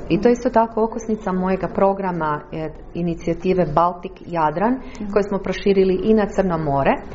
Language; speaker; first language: Croatian; native; Croatian